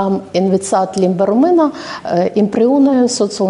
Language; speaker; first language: Romanian; non-native, learner; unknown